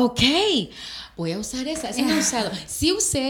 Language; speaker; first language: Spanish; early bilingual, heritage; Spanish